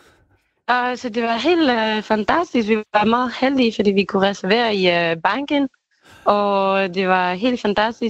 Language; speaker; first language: Danish; non-native, learner; Spanish